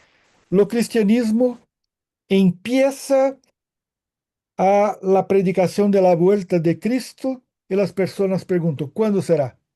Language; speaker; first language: Spanish; non-native, fluent; Portuguese